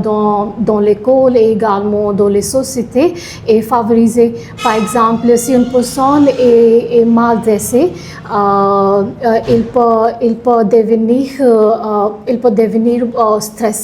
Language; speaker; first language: French; non-native, learner; Punjabi